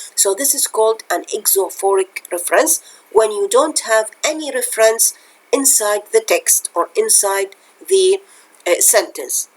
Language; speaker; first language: English; non-native, fluent; Arabic